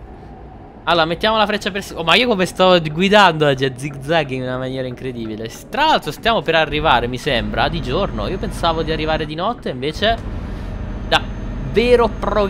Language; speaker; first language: Italian; native; Italian